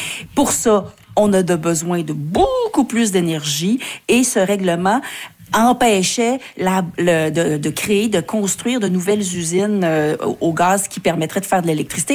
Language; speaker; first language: French; native; French